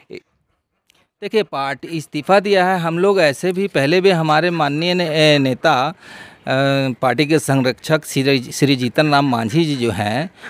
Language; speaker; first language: Hindi; native; Hindi